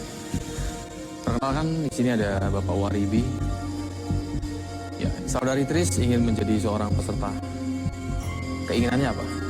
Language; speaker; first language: Indonesian; native; Indonesian